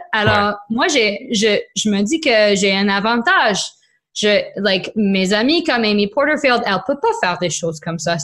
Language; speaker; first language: French; non-native, local second language; English